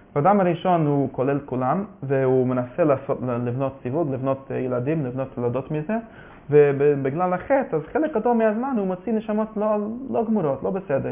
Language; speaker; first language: Hebrew; non-native, fluent; Yiddish